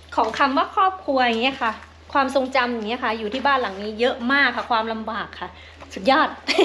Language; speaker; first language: Thai; non-native, local second language; Khmer